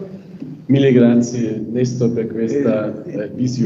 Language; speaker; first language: Italian; non-native, fluent; German